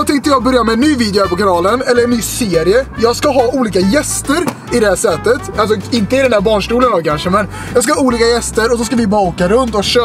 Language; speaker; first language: Swedish; native; Swedish